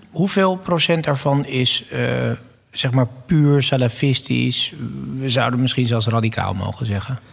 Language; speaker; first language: Dutch; native; Dutch